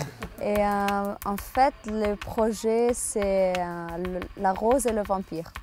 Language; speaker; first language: French; non-native, learner; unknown